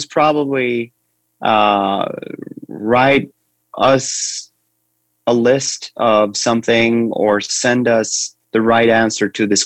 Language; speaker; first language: English; non-native, fluent; Swedish